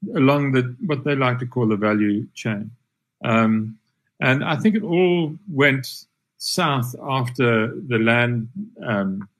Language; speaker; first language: English; native; English